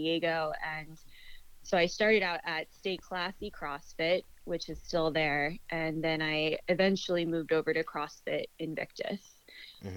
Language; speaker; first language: English; native; English